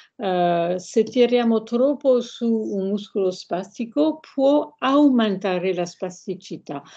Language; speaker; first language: Italian; non-native, fluent; French